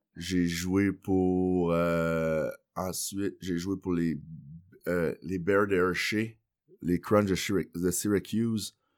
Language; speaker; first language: French; early bilingual, other home language; Haitian Creole